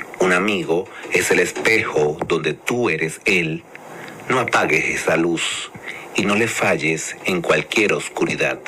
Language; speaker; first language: Spanish; non-native, learner; English